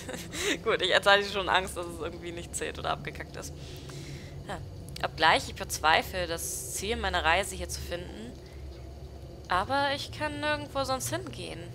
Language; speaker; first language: German; native; German